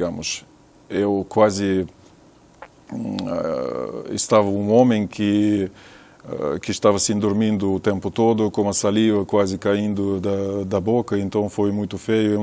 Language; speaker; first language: Portuguese; non-native, fluent; Russian